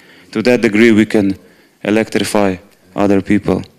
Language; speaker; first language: English; non-native, fluent; Slovenian